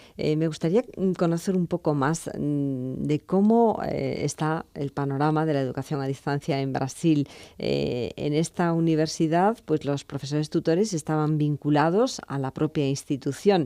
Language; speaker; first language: Spanish; native; Spanish